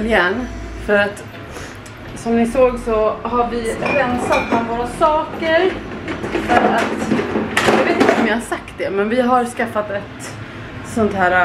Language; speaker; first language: Swedish; native; Swedish